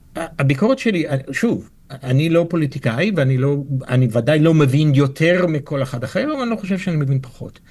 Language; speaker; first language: Hebrew; non-native, fluent; English